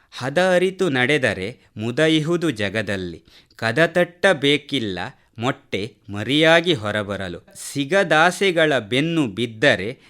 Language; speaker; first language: Kannada; native; Kannada